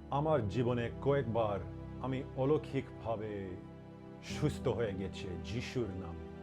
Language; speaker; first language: Bangla; non-native, learner; English